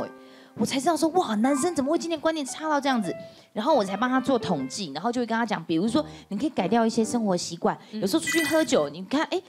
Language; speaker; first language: Chinese; native; Chinese